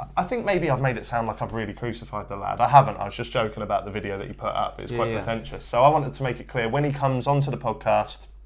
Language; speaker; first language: English; native; English